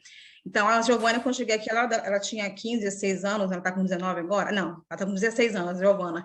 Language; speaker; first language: Portuguese; native; Portuguese